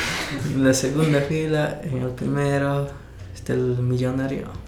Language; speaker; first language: Spanish; non-native, local second language; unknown